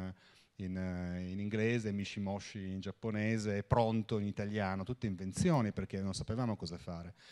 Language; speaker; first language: Italian; native; Italian